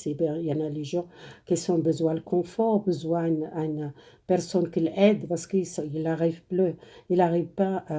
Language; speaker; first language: French; non-native, learner; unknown